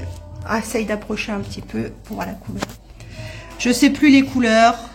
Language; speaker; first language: French; native; French